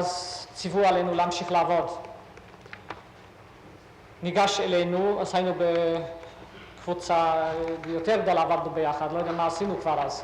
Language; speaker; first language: Hebrew; non-native, fluent; Hungarian